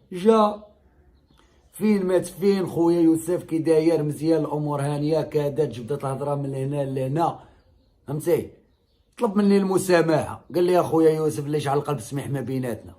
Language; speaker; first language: Arabic; native; Arabic